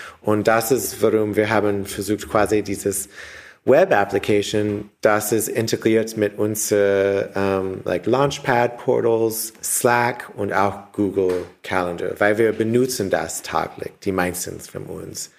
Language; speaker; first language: German; non-native, learner; English